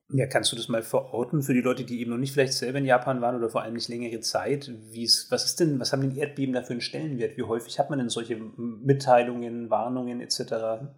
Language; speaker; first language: German; native; German